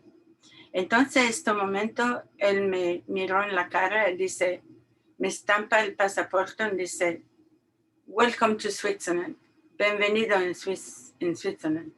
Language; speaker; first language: Spanish; non-native, learner; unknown